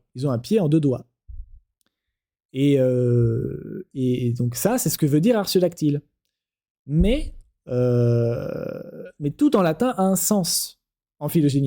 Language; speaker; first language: French; native; French